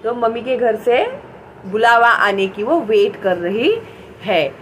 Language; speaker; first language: Hindi; non-native, local second language; Marathi